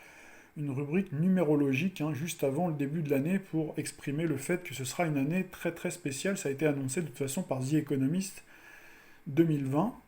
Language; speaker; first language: French; native; French